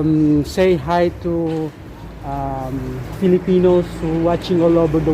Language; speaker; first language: English; non-native, local second language; Filipino